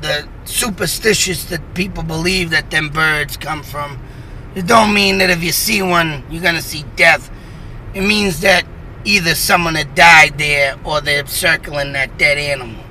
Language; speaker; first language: English; native; English